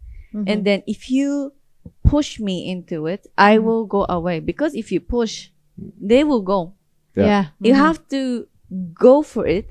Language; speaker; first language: English; non-native, fluent; Japanese